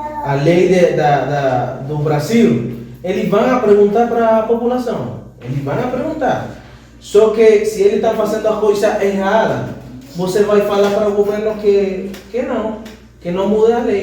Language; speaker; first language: Portuguese; non-native, fluent; Spanish